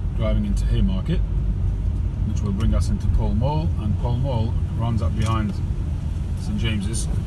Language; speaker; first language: English; native; English